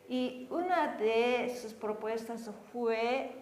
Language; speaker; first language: Spanish; non-native, fluent; Japanese